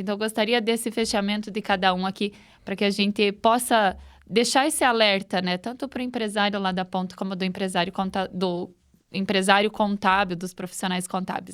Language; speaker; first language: Portuguese; native; Portuguese